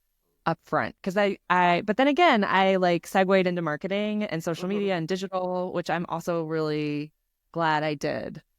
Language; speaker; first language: English; native; English